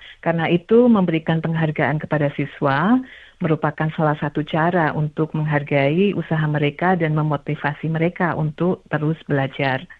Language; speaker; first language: Indonesian; native; Indonesian